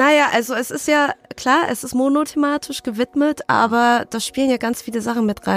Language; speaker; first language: German; early bilingual, other home language; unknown